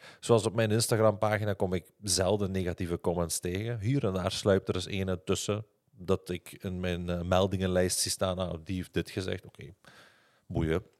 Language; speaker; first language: Dutch; native; Dutch